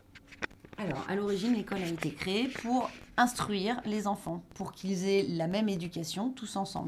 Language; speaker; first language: French; native; French